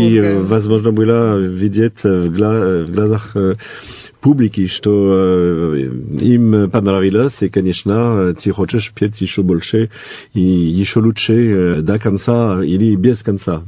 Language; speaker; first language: Russian; non-native, fluent; French